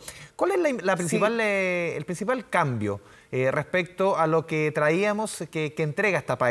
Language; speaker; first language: Spanish; native; Spanish